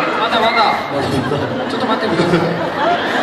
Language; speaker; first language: Japanese; non-native, learner; Korean